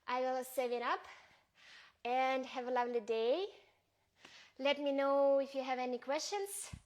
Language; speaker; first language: English; non-native, fluent; Ukrainian